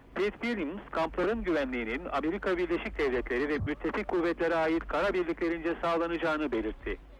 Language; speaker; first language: Turkish; native; Turkish